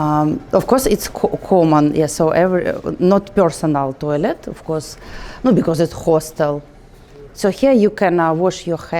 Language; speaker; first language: English; non-native, learner; Russian